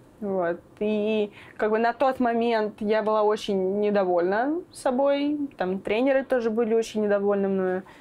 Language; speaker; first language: Russian; native; Russian